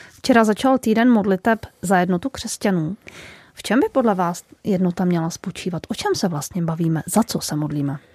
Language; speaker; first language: Czech; native; Czech